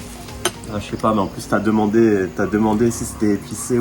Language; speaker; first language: French; native; French